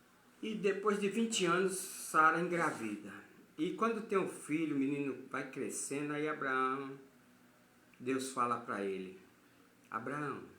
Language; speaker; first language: Portuguese; native; Portuguese